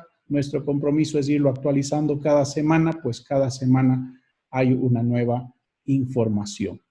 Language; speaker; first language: Spanish; native; Spanish